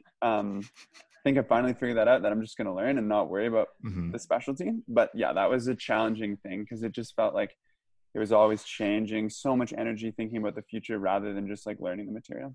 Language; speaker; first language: English; native; English